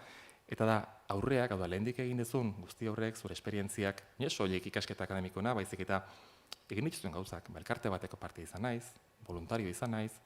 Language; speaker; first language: Basque; native; Basque